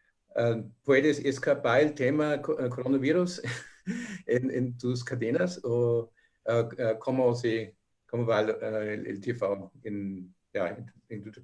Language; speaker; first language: Spanish; non-native, learner; German